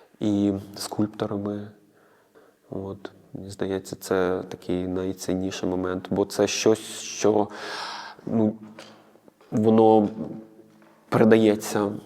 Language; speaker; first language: Ukrainian; native; Ukrainian